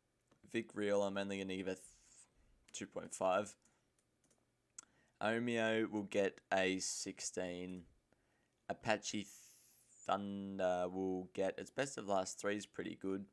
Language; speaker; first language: English; native; English